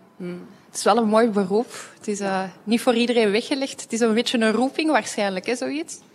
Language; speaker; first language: Dutch; native; Dutch